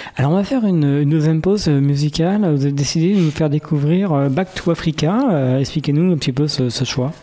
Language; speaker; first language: French; native; French